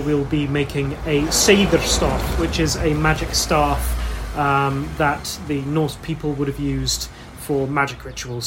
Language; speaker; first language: English; native; English